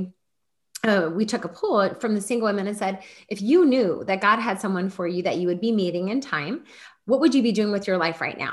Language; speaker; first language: English; native; English